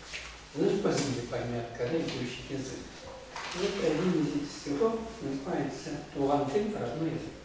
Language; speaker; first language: Russian; non-native, local second language; Tatar